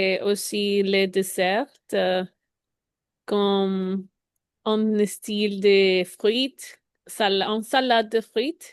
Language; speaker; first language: French; non-native, learner; Spanish